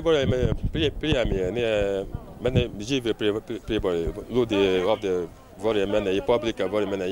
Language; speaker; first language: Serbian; non-native, learner; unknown